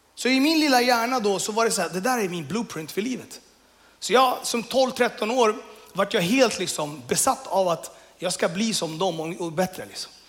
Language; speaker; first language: Swedish; early bilingual, other home language; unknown